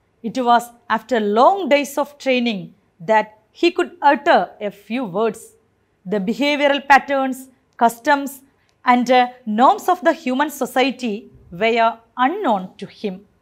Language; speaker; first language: English; non-native, local second language; Malayalam